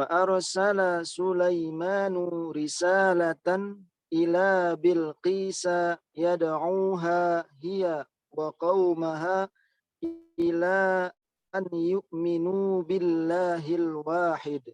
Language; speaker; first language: Arabic; non-native, learner; Indonesian